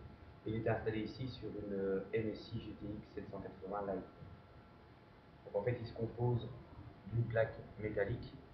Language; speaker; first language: French; native; French